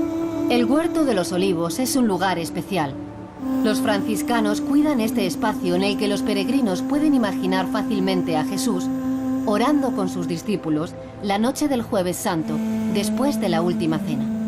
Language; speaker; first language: Spanish; native; Spanish